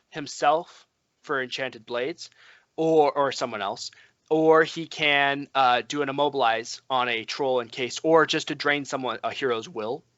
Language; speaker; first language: English; native; English